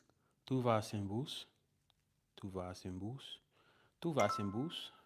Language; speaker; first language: Spanish; non-native, learner; English